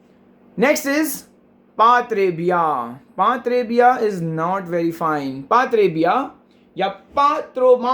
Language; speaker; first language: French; non-native, fluent; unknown